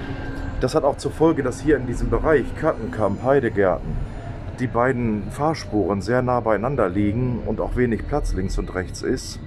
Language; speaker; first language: German; native; German